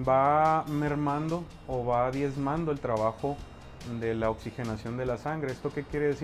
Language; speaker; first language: Spanish; native; Spanish